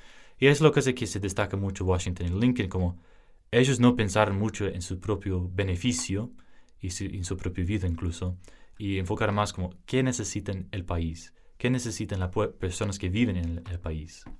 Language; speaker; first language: Spanish; early bilingual, heritage; English